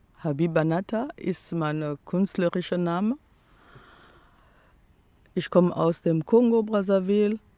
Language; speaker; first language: German; non-native, local second language; French